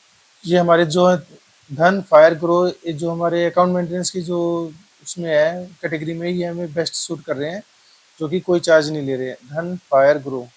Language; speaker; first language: Hindi; native; Hindi